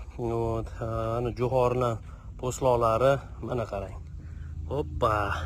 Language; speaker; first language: Uzbek; non-native, local second language; Russian